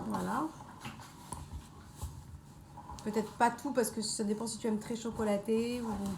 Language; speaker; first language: French; native; French